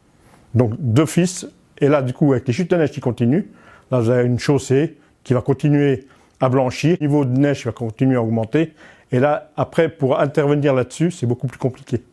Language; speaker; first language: French; native; French